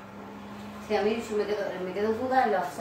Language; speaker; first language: Spanish; native; Spanish